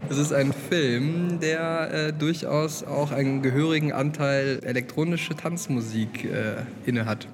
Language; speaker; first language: German; native; German